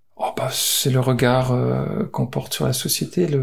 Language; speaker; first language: French; native; French